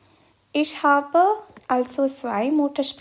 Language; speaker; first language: German; non-native, fluent; Malayalam